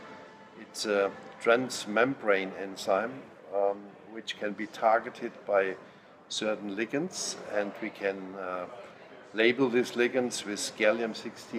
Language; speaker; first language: English; non-native, fluent; German